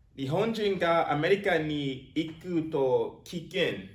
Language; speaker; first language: Japanese; non-native, learner; English